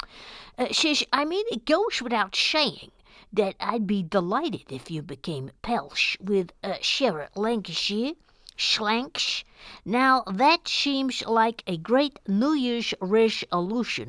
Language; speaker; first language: English; native; English